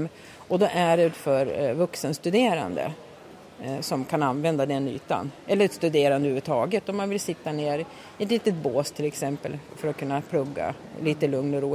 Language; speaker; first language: Swedish; native; Swedish